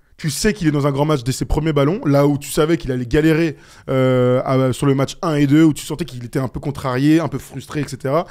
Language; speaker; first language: French; native; French